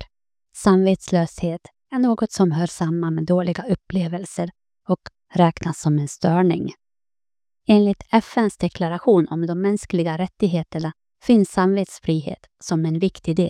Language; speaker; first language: Swedish; native; Swedish